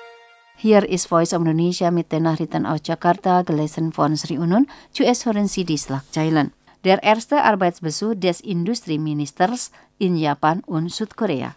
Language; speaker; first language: German; non-native, fluent; Indonesian